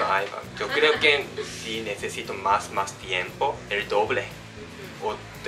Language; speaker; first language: Spanish; non-native, learner; Japanese